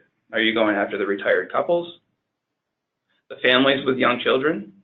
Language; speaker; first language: English; native; English